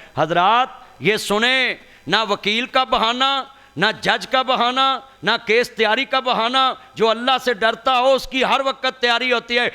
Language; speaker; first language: Urdu; non-native, local second language; Punjabi